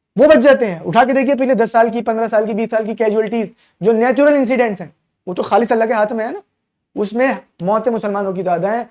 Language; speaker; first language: Urdu; native; Urdu